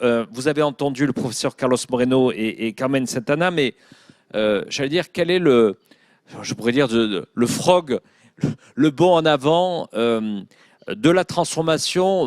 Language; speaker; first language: French; native; French